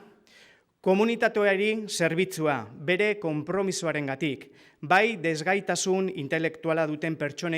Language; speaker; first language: Basque; native; Basque